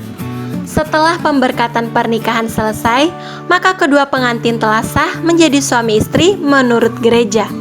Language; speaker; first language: Indonesian; native; Indonesian